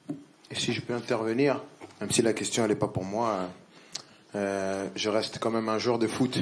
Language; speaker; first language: French; native; French